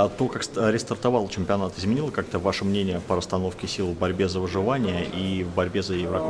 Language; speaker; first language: Russian; native; Russian